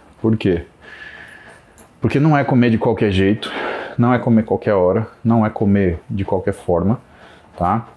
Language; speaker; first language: Portuguese; native; Portuguese